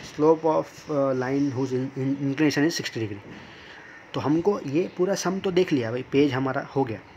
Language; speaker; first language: Hindi; non-native, local second language; Marathi